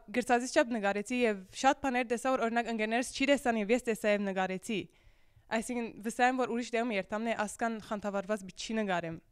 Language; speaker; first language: Armenian; early bilingual, heritage; Armenian